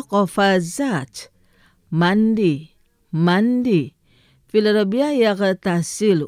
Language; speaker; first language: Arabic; non-native, fluent; Indonesian